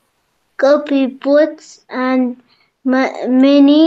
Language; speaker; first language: English; non-native, learner; Arabic